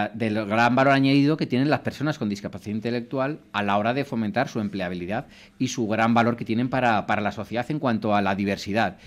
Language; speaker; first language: Spanish; native; Spanish